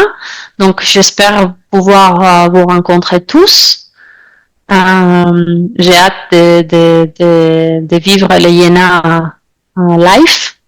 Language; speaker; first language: French; non-native, fluent; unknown